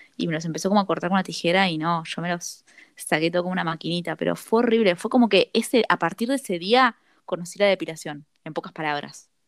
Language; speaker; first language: Spanish; native; Spanish